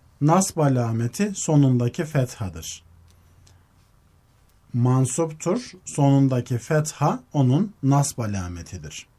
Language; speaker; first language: Turkish; native; Turkish